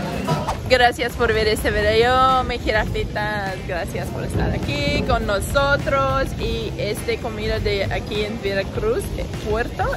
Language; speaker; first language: Spanish; non-native, learner; English